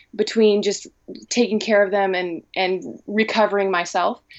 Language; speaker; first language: English; native; English